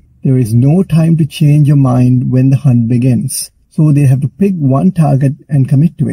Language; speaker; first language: English; non-native, local second language; Sinhala